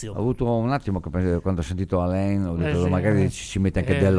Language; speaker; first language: Italian; native; Italian